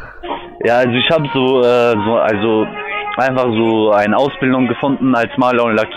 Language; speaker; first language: German; native; German